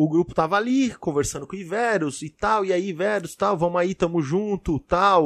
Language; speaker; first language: Portuguese; native; Portuguese